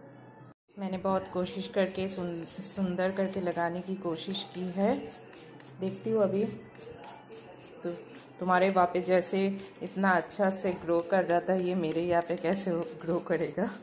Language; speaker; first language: Hindi; non-native, local second language; Assamese